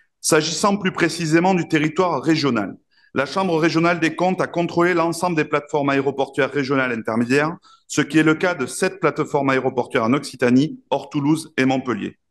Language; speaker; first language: French; native; French